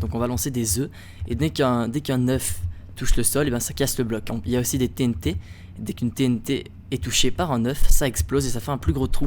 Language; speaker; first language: French; native; French